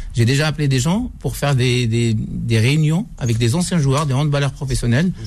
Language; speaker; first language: French; non-native, local second language; Arabic